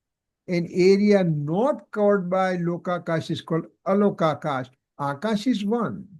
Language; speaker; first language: English; non-native, local second language; Gujarati